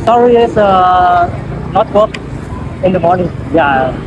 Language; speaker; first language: English; non-native, learner; Vietnamese